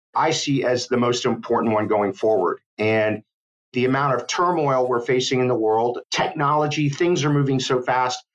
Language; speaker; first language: English; native; English